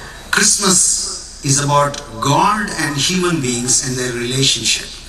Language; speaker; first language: English; non-native, local second language; Telugu